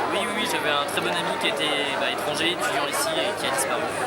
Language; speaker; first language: French; native; French